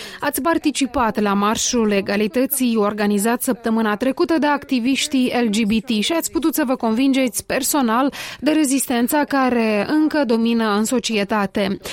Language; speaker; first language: Romanian; native; Romanian